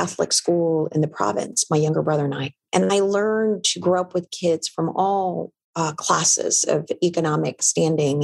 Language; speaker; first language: English; non-native, local second language; Filipino